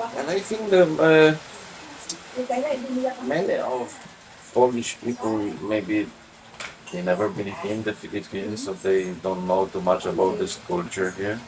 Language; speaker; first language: English; non-native, learner; Polish